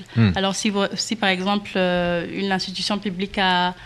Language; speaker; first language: French; non-native, local second language; Kinyarwanda